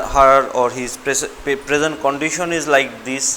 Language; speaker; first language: English; non-native, local second language; Bangla